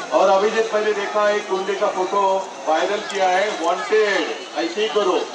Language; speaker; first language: Hindi; non-native, local second language; Marathi